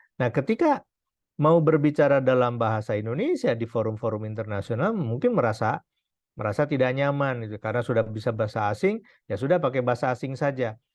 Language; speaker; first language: Indonesian; native; Indonesian